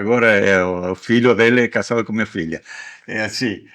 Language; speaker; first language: Portuguese; non-native, fluent; Spanish